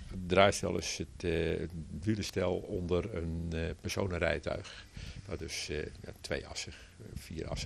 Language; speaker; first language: Dutch; native; Dutch